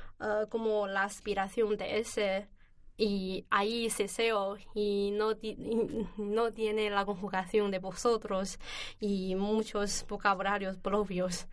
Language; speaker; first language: Spanish; non-native, learner; Chinese